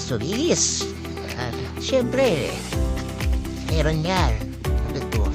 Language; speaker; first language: Filipino; native; Filipino